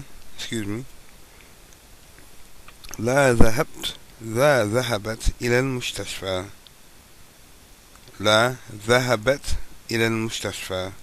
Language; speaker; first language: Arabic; non-native, fluent; English